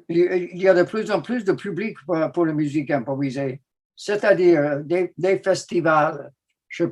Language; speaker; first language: French; non-native, fluent; English